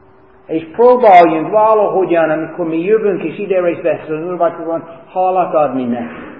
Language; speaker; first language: Hungarian; non-native, fluent; English